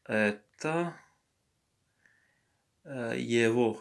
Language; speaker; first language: Russian; non-native, learner; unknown